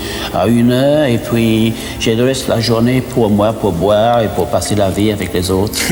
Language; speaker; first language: French; non-native, fluent; English